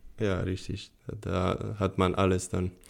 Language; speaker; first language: German; non-native, fluent; Bosnian